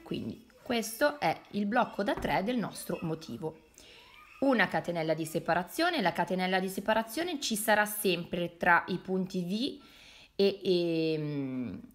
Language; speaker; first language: Italian; native; Italian